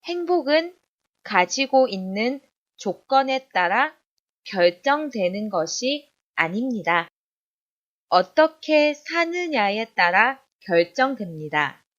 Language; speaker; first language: Korean; non-native, fluent; Chinese